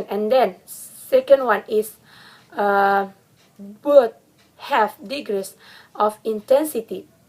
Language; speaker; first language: English; non-native, learner; Indonesian